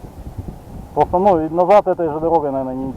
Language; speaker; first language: Russian; native; Russian